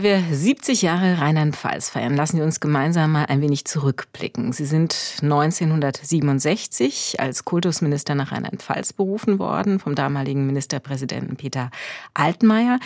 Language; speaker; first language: German; native; German